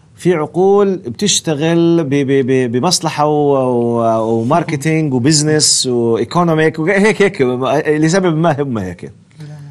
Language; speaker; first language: Arabic; native; Arabic